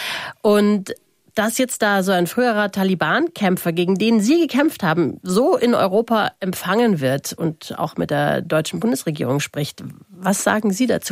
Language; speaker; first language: German; native; German